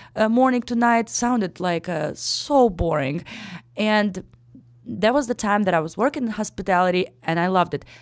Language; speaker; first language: English; non-native, fluent; Ukrainian